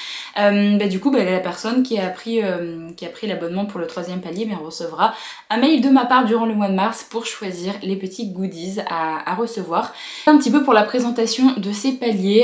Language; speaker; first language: French; native; French